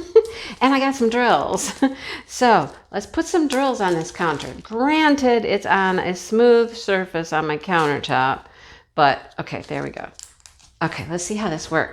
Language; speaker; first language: English; native; English